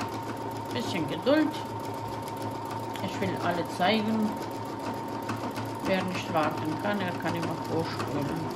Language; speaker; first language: German; non-native, learner; Croatian